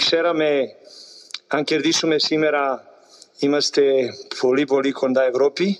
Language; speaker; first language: Greek; non-native, learner; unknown